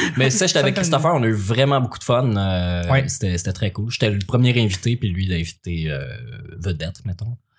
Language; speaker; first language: French; native; French